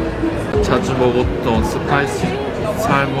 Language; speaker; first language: Korean; non-native, learner; Japanese